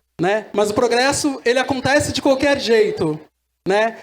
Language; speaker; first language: Portuguese; native; Portuguese